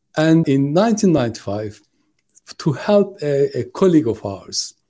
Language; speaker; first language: English; non-native, fluent; Turkish